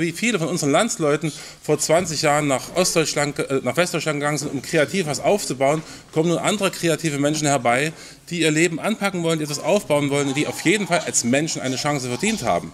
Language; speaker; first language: German; native; German